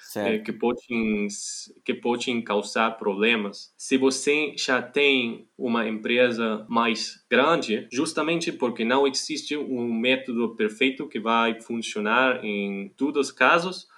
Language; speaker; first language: Portuguese; non-native, fluent; German